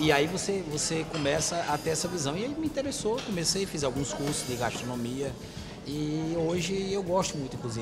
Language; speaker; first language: Portuguese; native; Portuguese